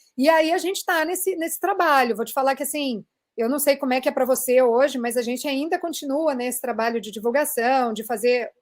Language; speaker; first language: Portuguese; native; Portuguese